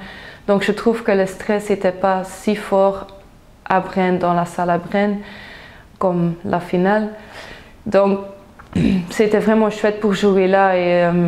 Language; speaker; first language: French; non-native, local second language; Dutch